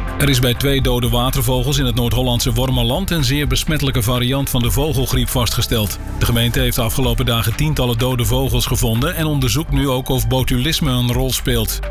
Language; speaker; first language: Dutch; native; Dutch